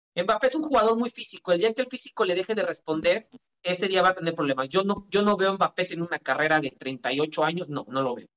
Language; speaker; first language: Spanish; native; Spanish